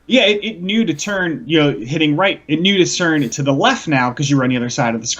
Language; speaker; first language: English; native; English